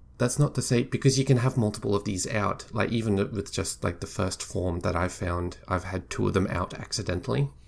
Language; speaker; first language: English; native; English